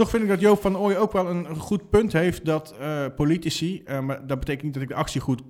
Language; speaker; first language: Dutch; native; Dutch